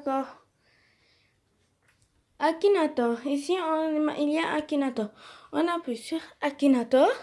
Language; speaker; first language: French; non-native, learner; Arabic